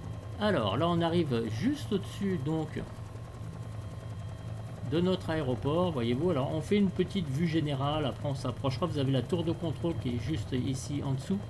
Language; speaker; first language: French; native; French